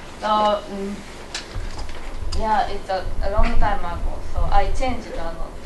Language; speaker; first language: English; non-native, learner; Japanese